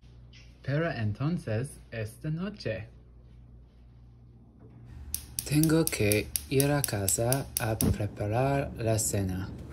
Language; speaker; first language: Spanish; non-native, learner; English